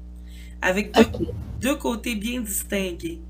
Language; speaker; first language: French; native; French